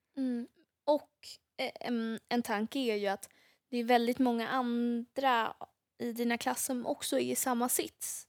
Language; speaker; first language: Swedish; native; Swedish